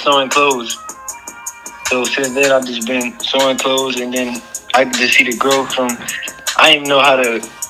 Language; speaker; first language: English; native; English